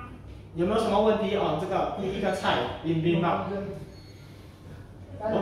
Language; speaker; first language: Chinese; non-native, local second language; English